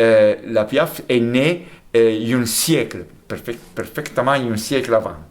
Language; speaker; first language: French; non-native, fluent; Italian